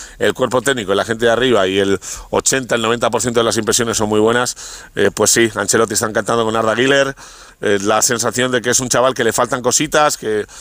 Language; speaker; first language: Spanish; native; Spanish